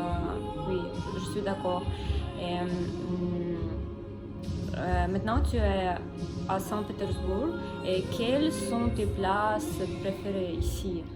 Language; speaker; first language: French; non-native, learner; Russian